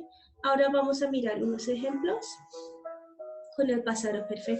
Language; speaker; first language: Spanish; non-native, fluent; English